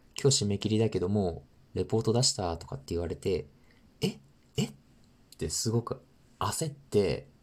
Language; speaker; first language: Japanese; native; Japanese